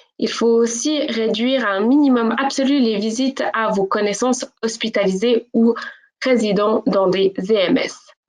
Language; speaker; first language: French; native; French